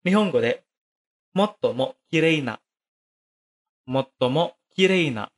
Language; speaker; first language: Japanese; non-native, fluent; Indonesian